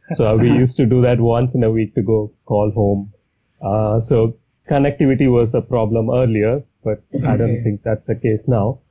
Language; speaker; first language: English; non-native, local second language; Tamil